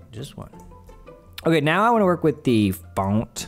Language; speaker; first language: English; native; English